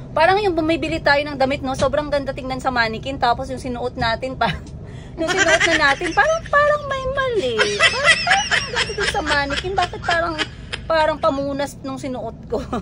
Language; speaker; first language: Filipino; non-native, local second language; Cebuano